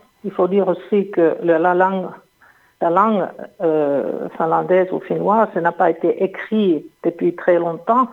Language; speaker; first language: French; non-native, fluent; Finnish